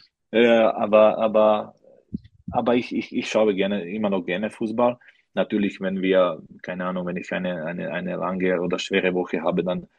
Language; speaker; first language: German; non-native, learner; Slovak